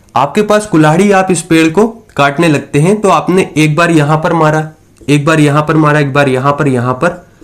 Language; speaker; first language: Hindi; native; Hindi